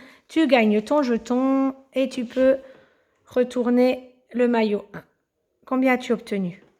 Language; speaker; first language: French; native; French